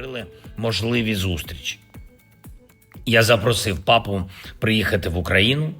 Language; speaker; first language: Ukrainian; non-native, local second language; Russian